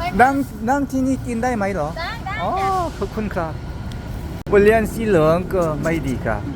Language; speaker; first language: Thai; non-native, learner; Korean